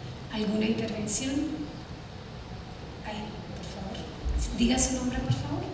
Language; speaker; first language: Spanish; native; Spanish